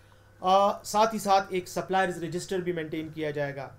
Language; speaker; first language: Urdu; non-native, local second language; Pashto